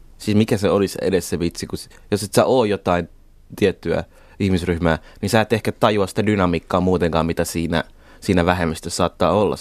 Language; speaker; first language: Finnish; early bilingual, other home language; Somali